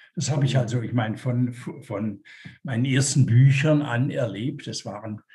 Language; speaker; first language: German; native; German